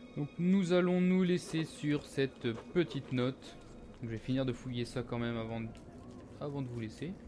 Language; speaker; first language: French; native; French